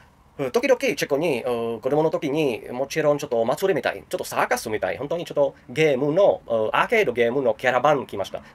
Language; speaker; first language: Japanese; non-native, learner; Czech